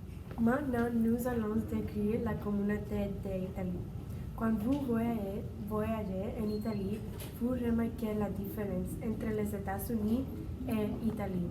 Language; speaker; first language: French; non-native, learner; English